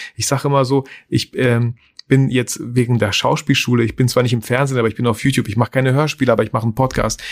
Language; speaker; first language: German; early bilingual, other home language; Russian